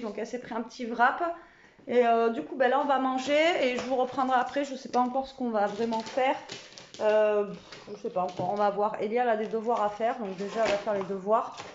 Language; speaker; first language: French; native; French